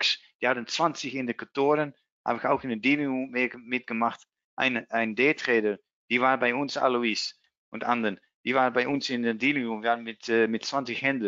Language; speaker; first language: German; non-native, learner; Dutch